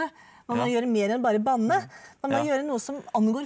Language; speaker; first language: Norwegian; native; Norwegian